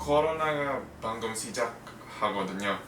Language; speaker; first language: Korean; non-native, learner; Indonesian